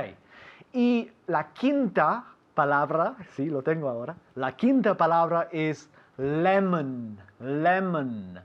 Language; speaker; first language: Spanish; non-native, fluent; English